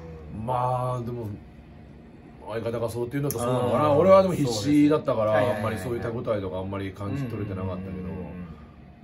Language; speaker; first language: Japanese; native; Japanese